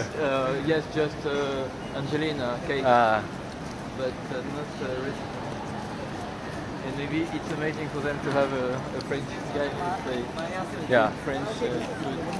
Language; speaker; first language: English; non-native, learner; French